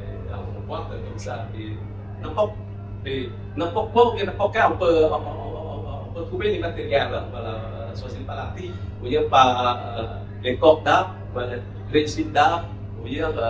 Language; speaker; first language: French; non-native, local second language; Khmer